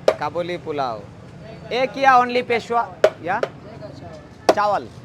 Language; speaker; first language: Hindi; non-native, learner; Bangla